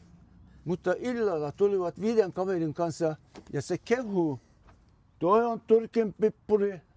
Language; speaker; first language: Finnish; non-native, fluent; Turkish